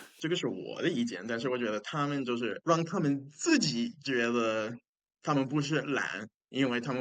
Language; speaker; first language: Chinese; non-native, fluent; English